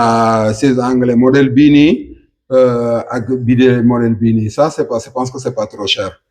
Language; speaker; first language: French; non-native, local second language; Wolof